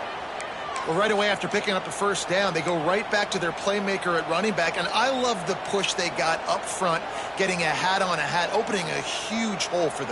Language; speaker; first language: English; native; English